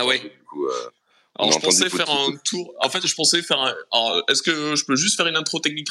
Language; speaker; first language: French; native; French